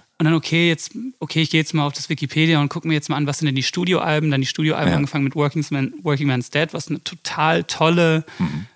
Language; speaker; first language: German; early bilingual, other home language; English